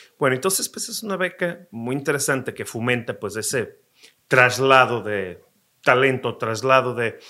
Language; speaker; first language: Spanish; non-native, fluent; Portuguese